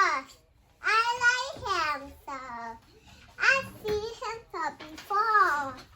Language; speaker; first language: English; non-native, learner; Vietnamese